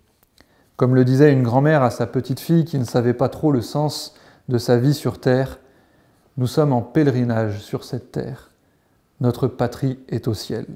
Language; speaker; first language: French; native; French